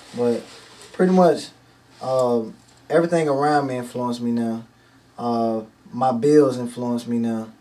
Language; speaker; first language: English; native; English